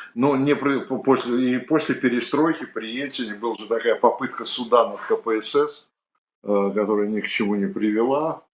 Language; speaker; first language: Russian; native; Russian